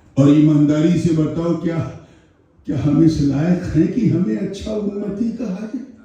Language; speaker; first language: Urdu; native; Urdu